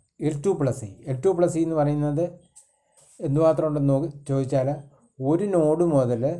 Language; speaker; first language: Malayalam; native; Malayalam